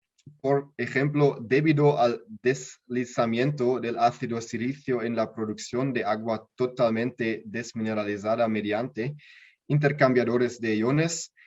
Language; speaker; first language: Spanish; non-native, learner; German